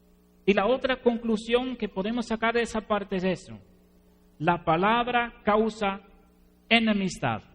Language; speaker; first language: Spanish; non-native, fluent; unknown